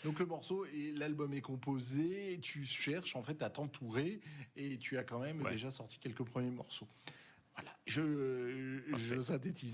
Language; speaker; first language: French; native; French